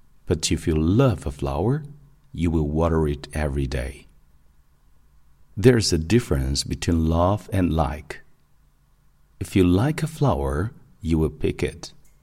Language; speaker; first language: English; non-native, fluent; Chinese